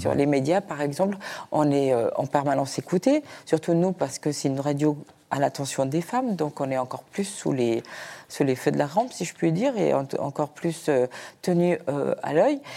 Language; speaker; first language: French; early bilingual, other home language; Persian